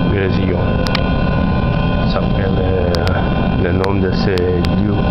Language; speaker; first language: French; non-native, learner; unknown